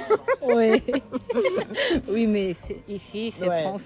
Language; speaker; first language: French; non-native, learner; Korean